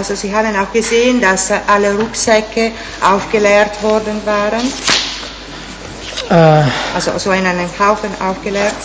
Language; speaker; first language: German; non-native, fluent; Italian